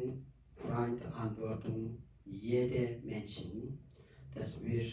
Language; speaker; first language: German; non-native, learner; Tibetan